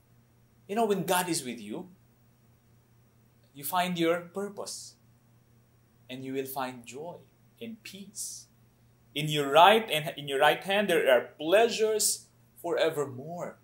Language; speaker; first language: English; non-native, local second language; Cebuano